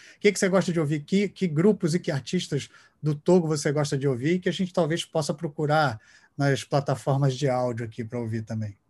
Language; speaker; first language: Portuguese; native; Portuguese